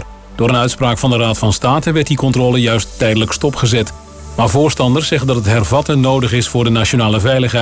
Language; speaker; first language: Dutch; native; Dutch